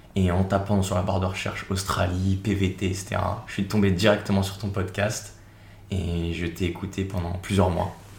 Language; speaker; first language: French; native; French